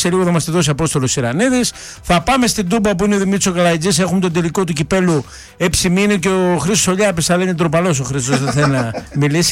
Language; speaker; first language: Greek; native; Greek